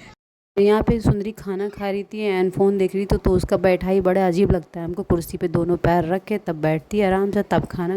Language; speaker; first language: Hindi; native; Hindi